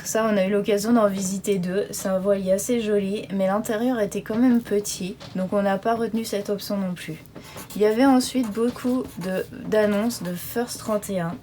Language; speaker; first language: French; native; French